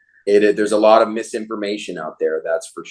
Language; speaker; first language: English; native; English